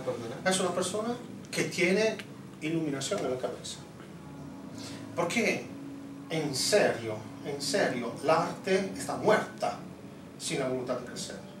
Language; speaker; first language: Spanish; non-native, fluent; Italian